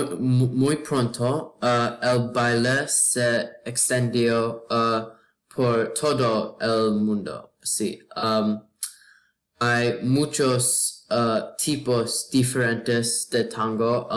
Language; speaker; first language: Spanish; non-native, learner; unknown